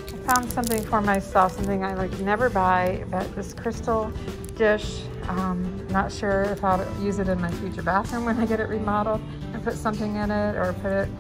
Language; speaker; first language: English; native; English